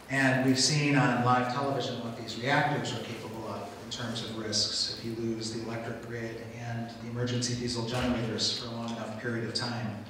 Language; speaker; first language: English; native; English